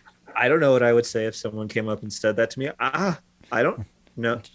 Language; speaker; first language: English; native; English